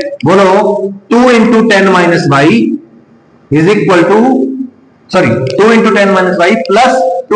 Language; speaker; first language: Hindi; native; Hindi